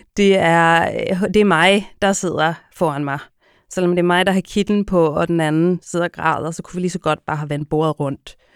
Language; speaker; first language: Danish; native; Danish